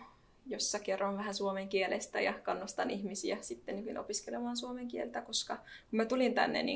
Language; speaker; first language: Finnish; non-native, fluent; Arabic